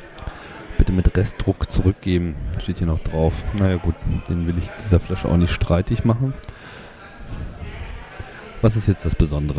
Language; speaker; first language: German; native; German